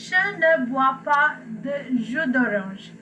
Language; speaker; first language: French; non-native, fluent; Sinhala